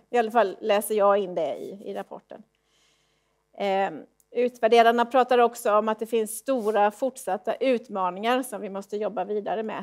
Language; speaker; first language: Swedish; native; Swedish